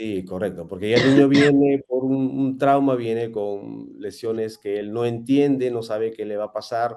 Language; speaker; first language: Spanish; native; Spanish